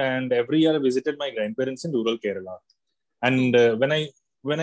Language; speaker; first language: English; non-native, local second language; Malayalam